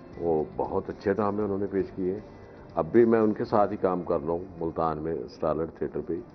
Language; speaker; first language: Urdu; non-native, local second language; Punjabi